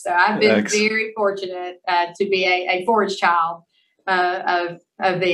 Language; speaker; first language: English; native; English